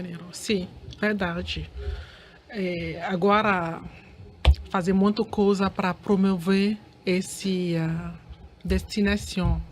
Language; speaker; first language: Portuguese; non-native, learner; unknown